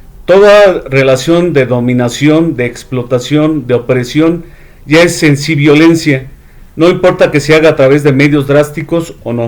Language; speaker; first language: Spanish; native; Spanish